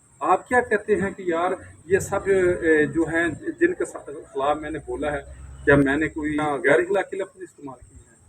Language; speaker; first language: Urdu; non-native, local second language; Punjabi